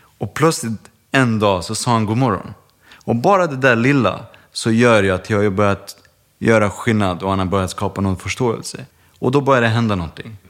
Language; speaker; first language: Swedish; early bilingual, other home language; Bosnian